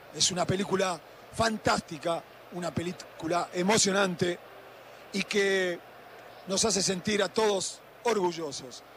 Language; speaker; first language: Spanish; native; Spanish